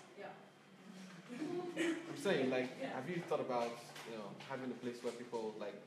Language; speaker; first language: English; non-native, fluent; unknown